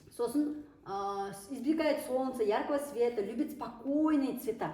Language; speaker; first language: Russian; non-native, local second language; Kazakh